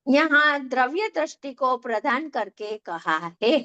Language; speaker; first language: Hindi; non-native, local second language; Gujarati